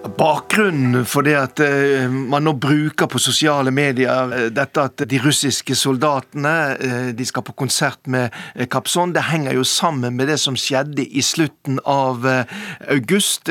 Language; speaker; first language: Norwegian; native; Norwegian